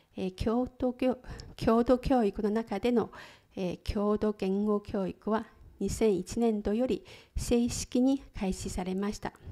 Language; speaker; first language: Japanese; non-native, fluent; Chinese